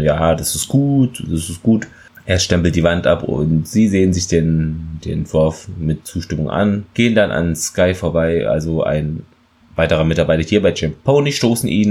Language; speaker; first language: German; native; German